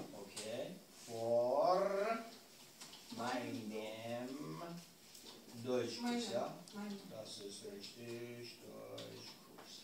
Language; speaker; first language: German; non-native, learner; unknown